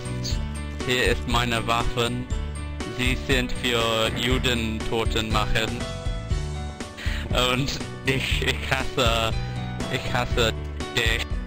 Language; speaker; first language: German; non-native, learner; English